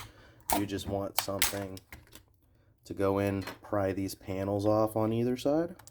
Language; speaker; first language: English; native; English